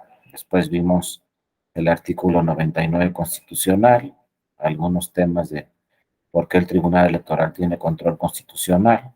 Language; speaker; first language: Spanish; native; Spanish